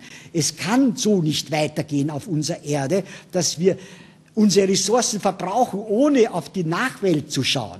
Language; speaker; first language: German; native; German